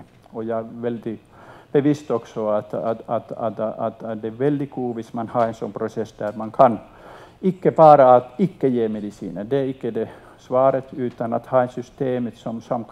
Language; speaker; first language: Swedish; non-native, local second language; Finnish